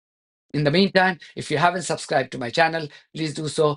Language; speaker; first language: English; non-native, local second language; Hindi